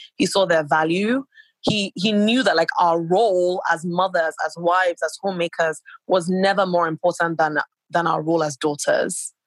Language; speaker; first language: English; non-native, local second language; Yoruba